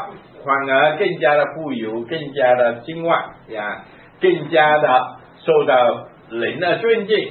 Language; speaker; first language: Chinese; native; Chinese